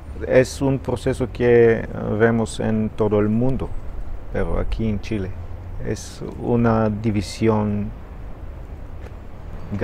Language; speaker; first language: Spanish; non-native, fluent; Bulgarian